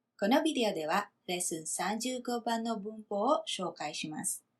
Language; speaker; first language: Japanese; non-native, fluent; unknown